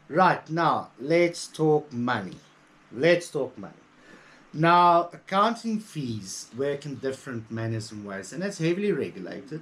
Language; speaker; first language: English; native; English